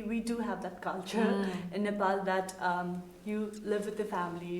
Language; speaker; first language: English; non-native, local second language; Nepali